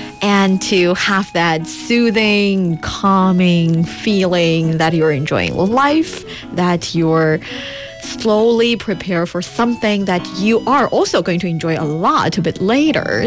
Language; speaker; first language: English; non-native, fluent; Chinese